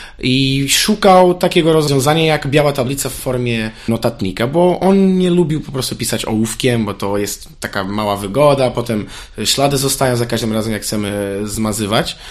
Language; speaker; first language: Polish; non-native, fluent; Portuguese